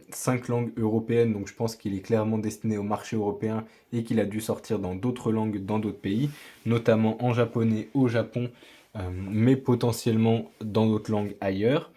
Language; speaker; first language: French; native; French